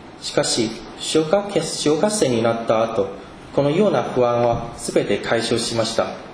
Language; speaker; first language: Japanese; non-native, fluent; Chinese